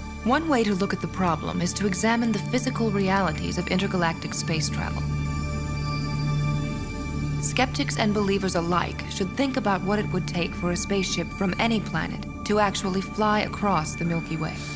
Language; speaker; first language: English; native; English